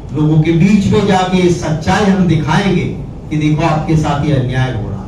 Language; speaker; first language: Hindi; non-native, local second language; Gujarati